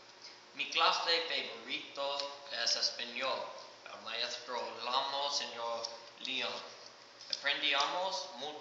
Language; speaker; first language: Spanish; non-native, learner; English